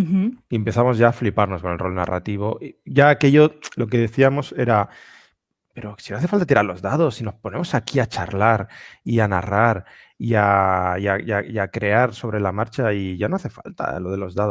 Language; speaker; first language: Spanish; native; Spanish